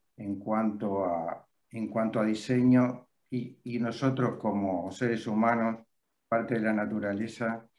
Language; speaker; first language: Spanish; native; Spanish